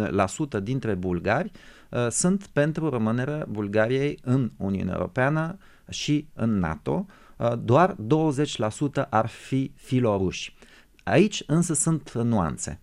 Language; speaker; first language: Romanian; non-native, fluent; Bulgarian